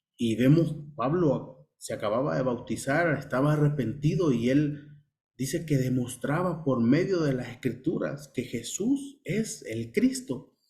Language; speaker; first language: Spanish; native; Spanish